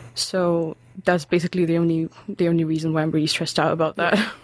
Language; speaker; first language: English; non-native, fluent; Lithuanian